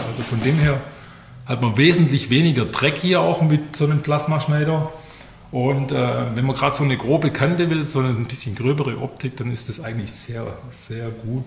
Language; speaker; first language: German; native; German